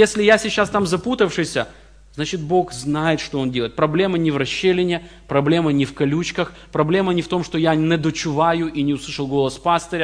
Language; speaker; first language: Russian; native; Russian